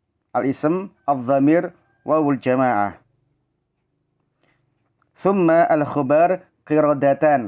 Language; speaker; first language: Arabic; non-native, fluent; Indonesian